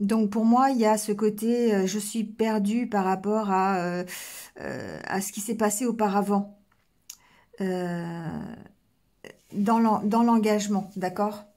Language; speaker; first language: French; native; French